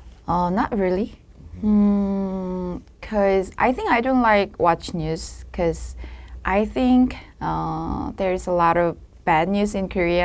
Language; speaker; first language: English; non-native, learner; Korean